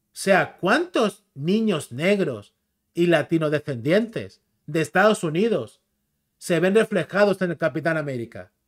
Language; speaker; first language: Spanish; native; Spanish